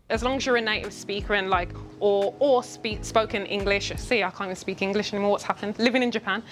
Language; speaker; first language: English; native; English